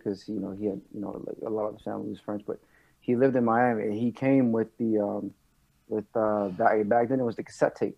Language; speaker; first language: English; non-native, fluent; French